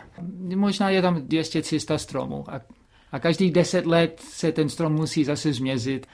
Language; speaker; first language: Czech; early bilingual, heritage; Czech